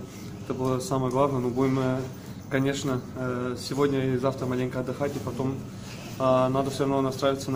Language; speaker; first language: Russian; non-native, learner; German